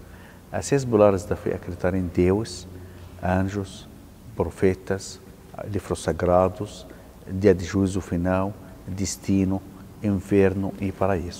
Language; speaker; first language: Portuguese; non-native, learner; Arabic